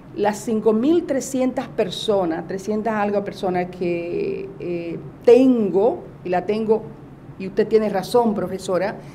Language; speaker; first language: Spanish; native; Spanish